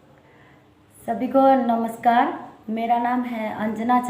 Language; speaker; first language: Hindi; non-native, local second language; Chakma